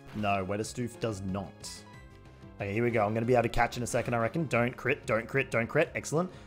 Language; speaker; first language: English; native; English